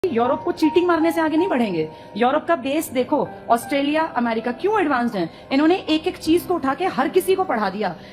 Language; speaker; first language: Hindi; native; Hindi